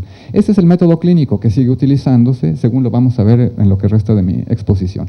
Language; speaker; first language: Spanish; native; Spanish